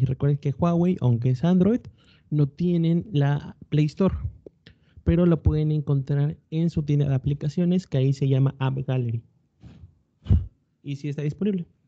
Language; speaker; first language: Spanish; native; Spanish